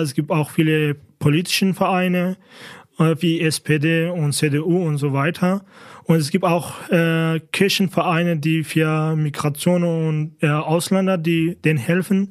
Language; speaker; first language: German; non-native, fluent; Kurdish